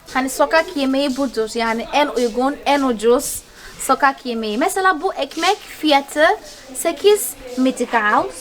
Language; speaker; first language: Turkish; non-native, fluent; Portuguese